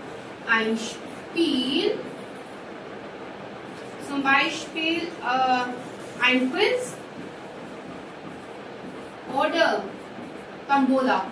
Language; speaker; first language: German; non-native, fluent; Hindi